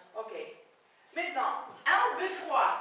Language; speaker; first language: French; non-native, fluent; Ukrainian